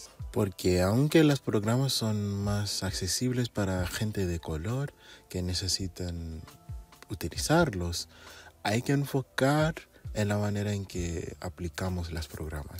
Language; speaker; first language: Spanish; non-native, fluent; English